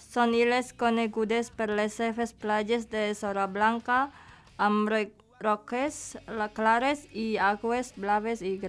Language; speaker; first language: Catalan; non-native, fluent; Indonesian